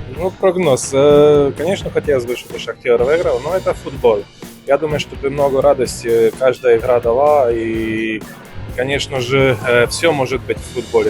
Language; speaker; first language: Russian; non-native, fluent; Polish